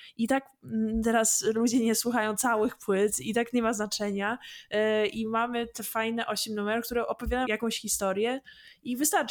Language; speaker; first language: Polish; early bilingual, heritage; English